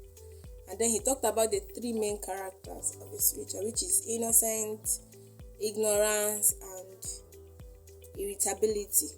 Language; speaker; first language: English; non-native, local second language; Igbo